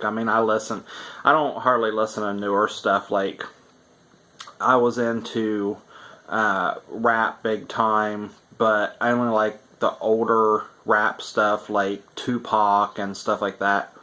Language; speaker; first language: English; native; English